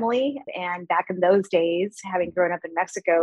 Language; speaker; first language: English; early bilingual, other home language; Spanish